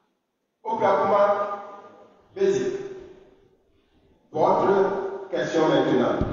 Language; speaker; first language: French; non-native, fluent; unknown